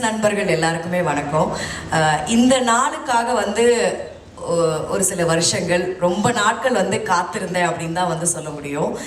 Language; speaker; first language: Tamil; native; Tamil